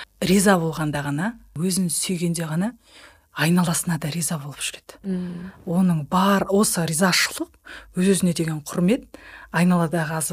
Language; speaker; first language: Kazakh; native; Kazakh